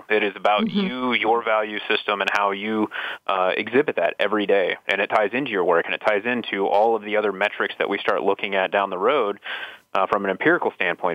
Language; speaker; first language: English; native; English